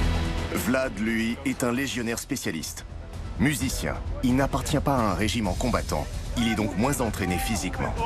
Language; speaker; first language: French; native; French